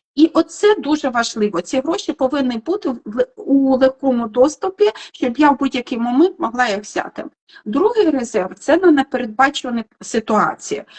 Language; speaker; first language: Ukrainian; non-native, local second language; Russian